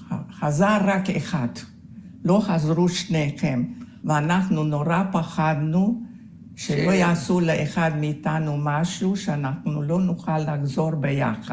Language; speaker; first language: Hebrew; non-native, fluent; Hungarian